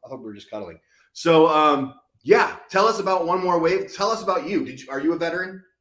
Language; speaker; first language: English; native; English